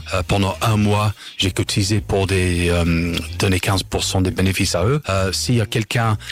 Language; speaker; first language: French; non-native, fluent; English